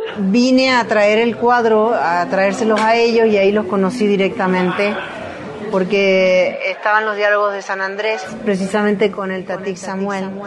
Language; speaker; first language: Spanish; native; Spanish